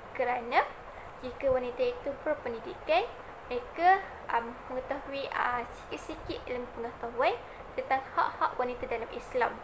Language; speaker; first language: Malay; native; Malay